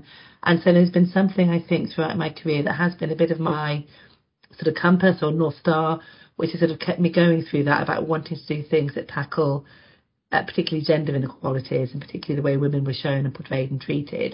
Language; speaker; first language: English; native; English